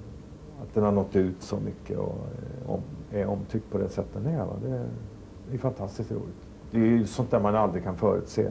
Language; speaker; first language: Swedish; native; Swedish